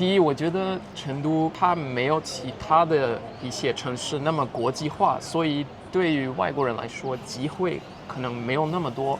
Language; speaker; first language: Chinese; non-native, fluent; Dutch